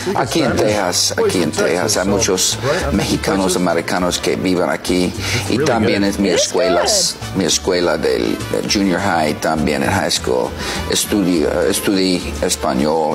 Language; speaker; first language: Spanish; non-native, learner; English